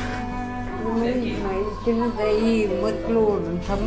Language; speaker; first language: Turkish; native; Turkish